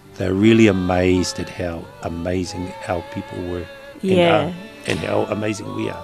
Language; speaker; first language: English; native; English